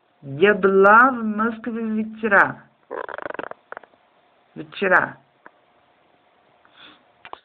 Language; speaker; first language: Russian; non-native, fluent; Portuguese